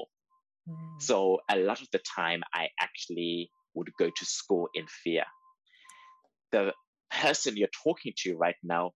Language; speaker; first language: English; native; English